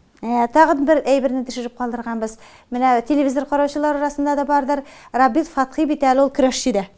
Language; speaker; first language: Tatar; native; Tatar